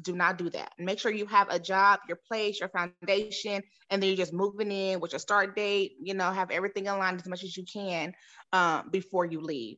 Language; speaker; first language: English; native; English